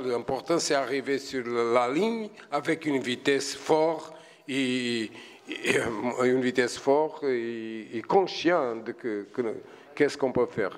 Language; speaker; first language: French; non-native, fluent; Portuguese